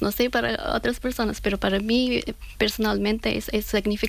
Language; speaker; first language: Spanish; non-native, learner; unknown